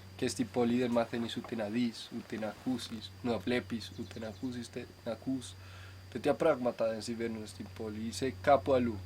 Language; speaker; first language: Greek; non-native, fluent; Spanish